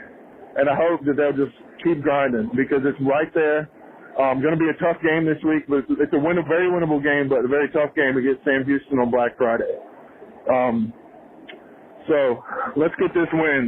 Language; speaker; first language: English; native; English